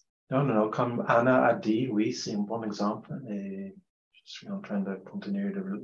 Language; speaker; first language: French; non-native, fluent; English